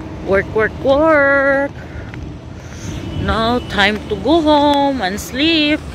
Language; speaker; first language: English; non-native, local second language; Filipino